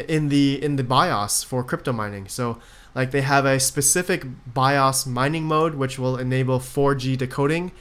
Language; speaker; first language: English; native; English